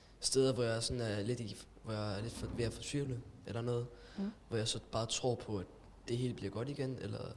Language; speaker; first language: Danish; non-native, local second language; German